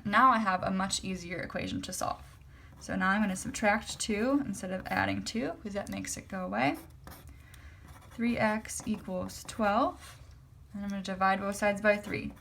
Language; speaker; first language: English; native; English